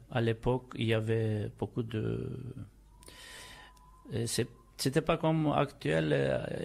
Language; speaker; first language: French; non-native, fluent; Turkish